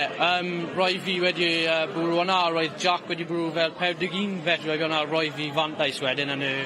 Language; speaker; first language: Welsh; non-native, local second language; English